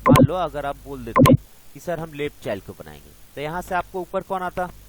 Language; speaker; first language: Hindi; non-native, local second language; Bangla